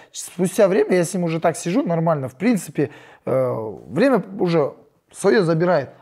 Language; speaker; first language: Russian; non-native, local second language; Kyrgyz